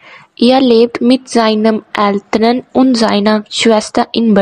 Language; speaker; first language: German; non-native, learner; Urdu